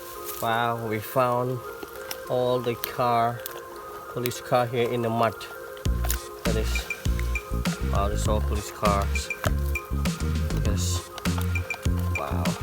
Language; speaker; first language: English; non-native, learner; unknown